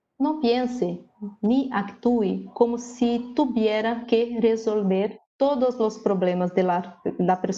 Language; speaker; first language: Spanish; non-native, learner; Portuguese